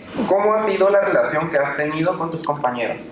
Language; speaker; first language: Spanish; native; Spanish